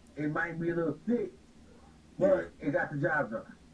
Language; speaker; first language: English; native; English